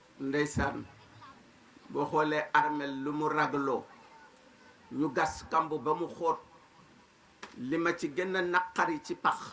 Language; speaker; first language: Wolof; non-native, local second language; Serer